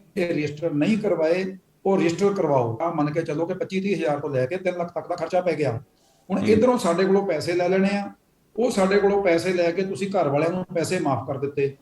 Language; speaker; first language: Punjabi; native; Punjabi